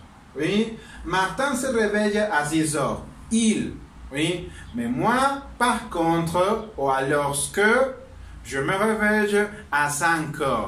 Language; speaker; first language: French; non-native, learner; Spanish